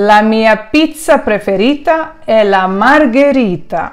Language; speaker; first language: Italian; non-native, fluent; Ukrainian